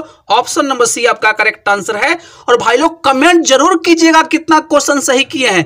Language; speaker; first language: Hindi; native; Hindi